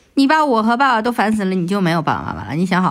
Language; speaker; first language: Chinese; native; Chinese